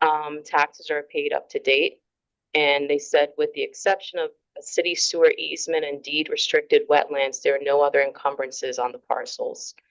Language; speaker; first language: English; native; English